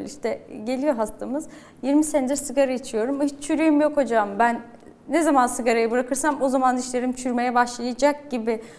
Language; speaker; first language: Turkish; native; Turkish